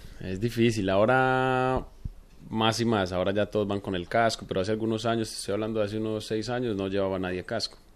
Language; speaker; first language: Spanish; native; Spanish